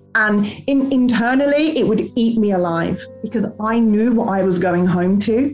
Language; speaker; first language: English; native; English